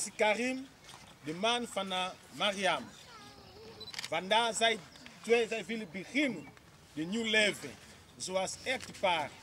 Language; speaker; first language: Dutch; non-native, learner; Portuguese